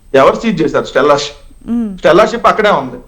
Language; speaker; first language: Telugu; native; Telugu